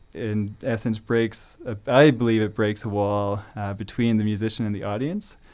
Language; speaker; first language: English; native; English